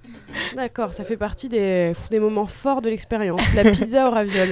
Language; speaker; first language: French; native; French